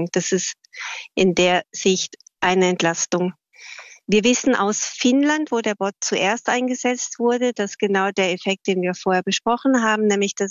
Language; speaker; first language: German; native; German